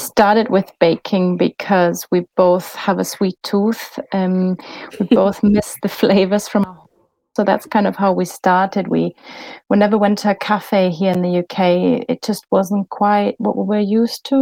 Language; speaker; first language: English; non-native, fluent; German